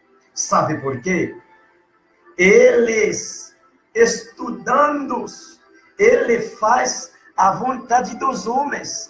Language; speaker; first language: Portuguese; non-native, learner; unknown